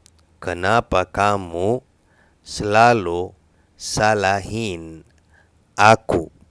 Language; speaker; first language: Indonesian; non-native, fluent; Arabic